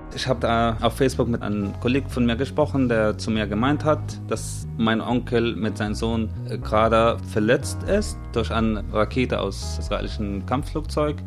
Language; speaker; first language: German; non-native, fluent; Arabic